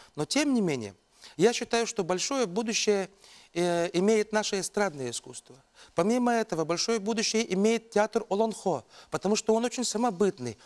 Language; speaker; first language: Russian; non-native, local second language; Yakut